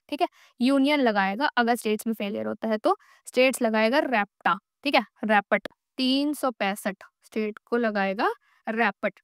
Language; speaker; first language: Hindi; native; Hindi